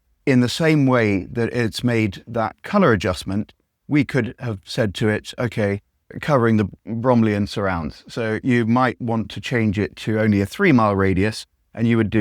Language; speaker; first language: English; native; English